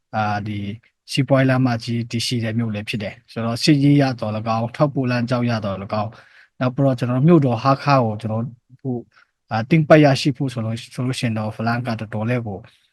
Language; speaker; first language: Burmese; non-native, local second language; Hakha Chin